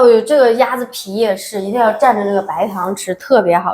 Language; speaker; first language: Chinese; native; Chinese